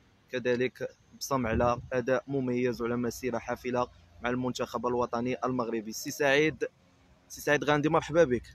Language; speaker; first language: Arabic; native; Arabic